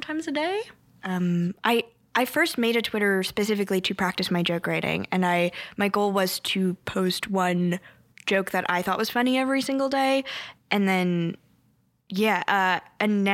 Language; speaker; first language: English; early bilingual, other home language; Korean